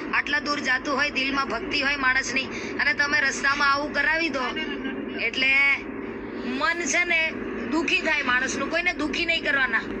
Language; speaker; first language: Gujarati; non-native, local second language; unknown